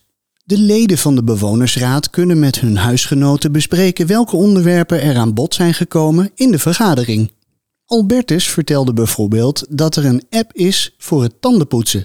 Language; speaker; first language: Dutch; native; Dutch